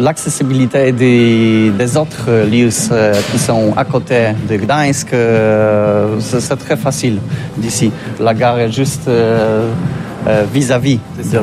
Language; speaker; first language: French; non-native, learner; Polish